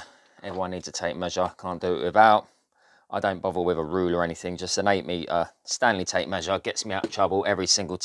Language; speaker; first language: English; native; English